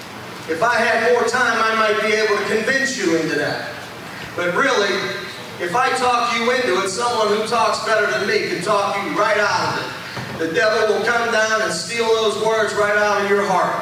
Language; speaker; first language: English; native; English